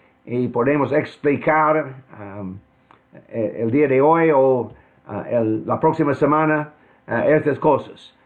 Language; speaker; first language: Spanish; non-native, fluent; English